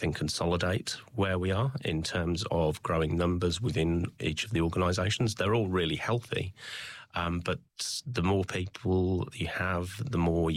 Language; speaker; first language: English; native; English